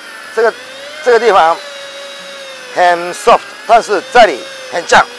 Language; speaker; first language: Chinese; non-native, learner; Japanese